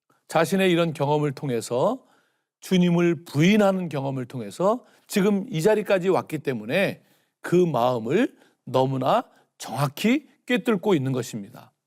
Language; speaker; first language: Korean; native; Korean